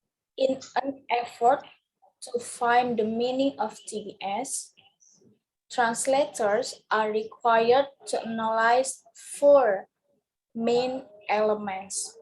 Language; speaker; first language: English; non-native, learner; Indonesian